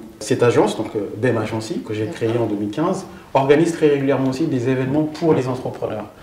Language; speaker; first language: French; early bilingual, other home language; Fula